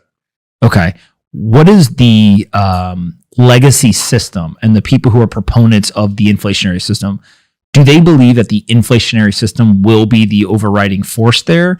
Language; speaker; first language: English; native; English